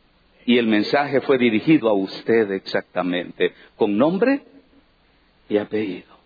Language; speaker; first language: Spanish; native; Spanish